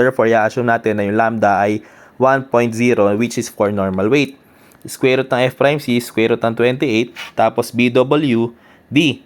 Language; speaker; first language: Filipino; native; Filipino